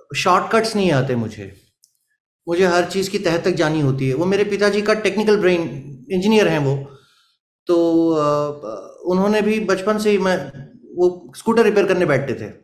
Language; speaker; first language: Hindi; native; Hindi